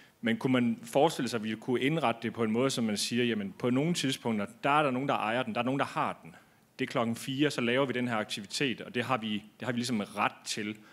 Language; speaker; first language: Danish; native; Danish